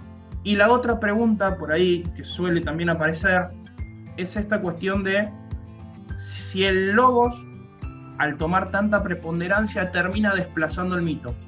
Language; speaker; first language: Spanish; native; Spanish